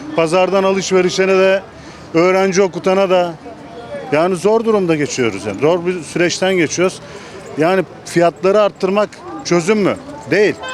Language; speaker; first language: Turkish; native; Turkish